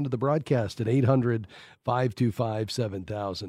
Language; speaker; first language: English; native; English